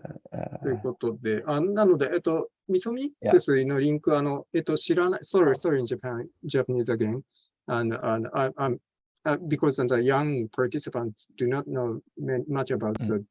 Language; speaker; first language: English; non-native, fluent; Japanese